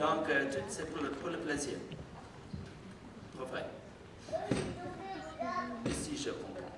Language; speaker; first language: French; non-native, learner; English